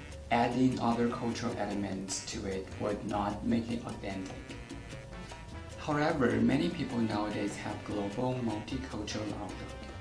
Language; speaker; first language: English; non-native, fluent; Chinese